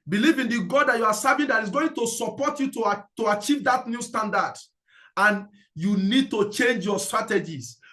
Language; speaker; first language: English; non-native, local second language; Yoruba